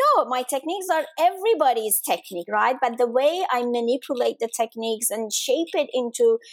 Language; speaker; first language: English; non-native, fluent; Danish